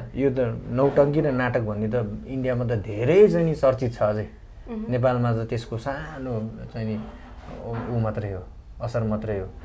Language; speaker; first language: Nepali; non-native, local second language; Gurung